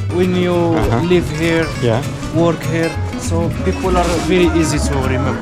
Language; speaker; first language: English; non-native, learner; Arabic